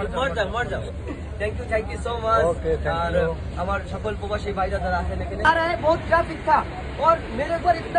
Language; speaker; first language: Hindi; non-native, learner; Bangla